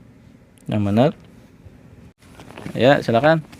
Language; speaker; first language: Indonesian; native; Indonesian